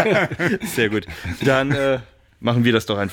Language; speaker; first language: German; native; German